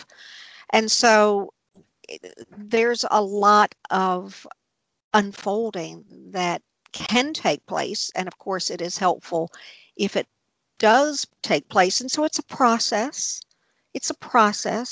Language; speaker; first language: English; native; English